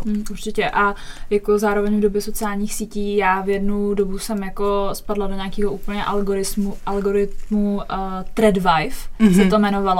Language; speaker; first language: Czech; native; Czech